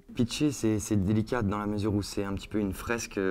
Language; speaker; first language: French; native; French